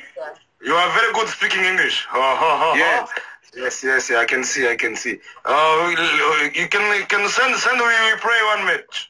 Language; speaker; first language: English; non-native, learner; Serbian